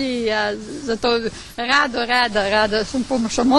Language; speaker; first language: Ukrainian; early bilingual, heritage; Ukrainian